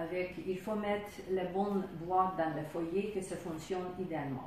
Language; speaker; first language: French; non-native, fluent; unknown